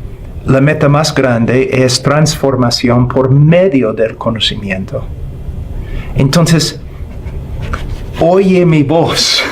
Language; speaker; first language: Spanish; non-native, fluent; English